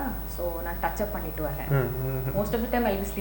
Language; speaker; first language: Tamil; non-native, learner; Kannada